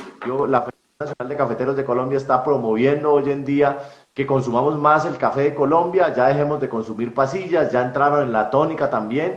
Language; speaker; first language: Spanish; native; Spanish